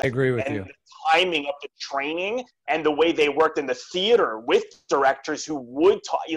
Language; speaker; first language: English; native; English